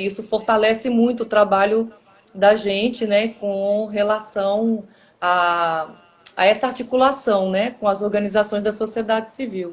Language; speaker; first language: Portuguese; native; Portuguese